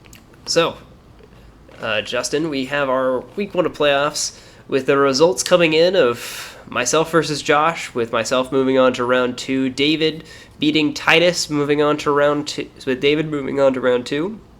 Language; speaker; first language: English; native; English